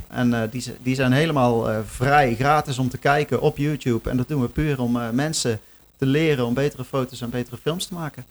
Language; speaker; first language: Dutch; native; Dutch